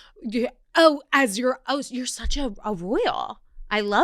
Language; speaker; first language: English; native; English